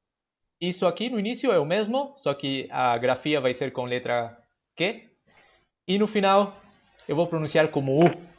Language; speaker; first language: Portuguese; non-native, fluent; Spanish